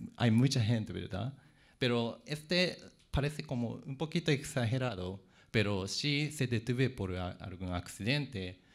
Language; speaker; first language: Spanish; non-native, fluent; Japanese